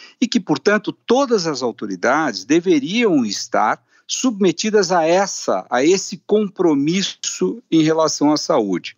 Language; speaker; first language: Portuguese; native; Portuguese